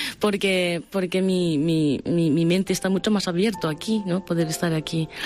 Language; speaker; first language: Spanish; non-native, fluent; Japanese